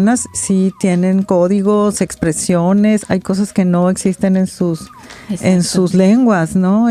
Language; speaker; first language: Spanish; native; Spanish